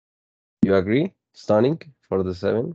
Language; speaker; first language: English; non-native, fluent; Spanish